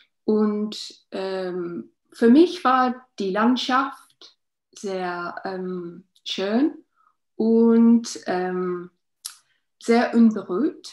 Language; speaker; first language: German; non-native, learner; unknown